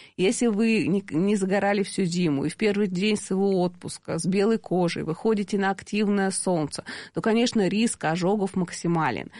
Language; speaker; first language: Russian; native; Russian